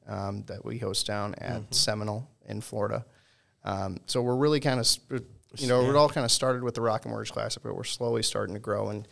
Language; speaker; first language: English; native; English